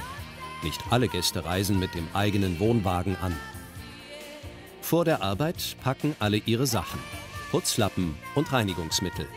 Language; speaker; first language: German; native; German